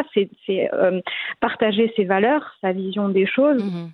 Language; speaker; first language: French; non-native, local second language; Arabic